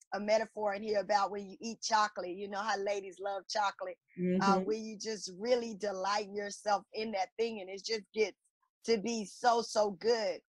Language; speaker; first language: English; native; English